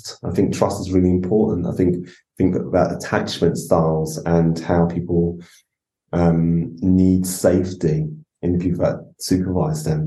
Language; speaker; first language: English; native; English